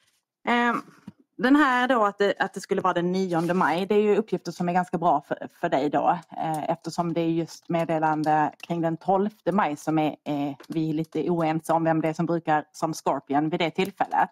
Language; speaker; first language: Swedish; native; Swedish